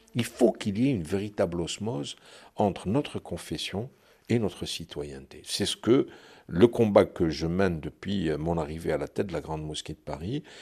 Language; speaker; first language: French; non-native, local second language; Arabic